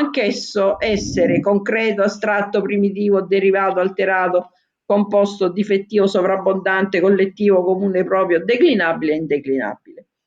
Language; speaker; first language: Italian; native; Italian